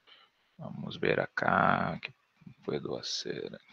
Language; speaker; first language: Spanish; non-native, learner; Portuguese